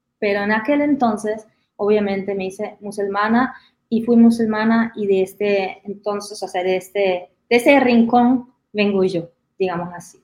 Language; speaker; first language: Spanish; non-native, fluent; German